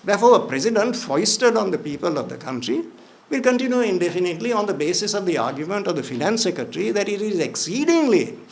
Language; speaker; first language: English; non-native, local second language; Sinhala